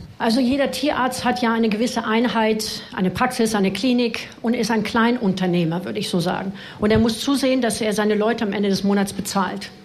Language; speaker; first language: German; non-native, fluent; French